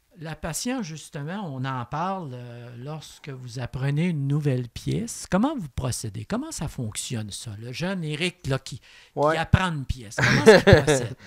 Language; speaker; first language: French; native; French